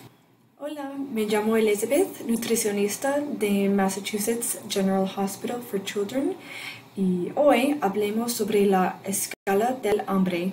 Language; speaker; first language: Spanish; non-native, learner; English